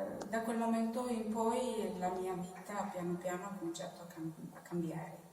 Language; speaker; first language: Italian; non-native, fluent; Romanian